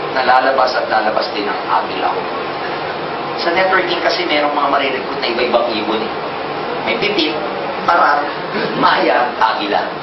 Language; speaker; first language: Filipino; native; Filipino